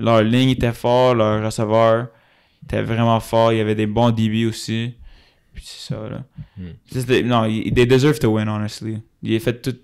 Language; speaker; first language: French; non-native, local second language; English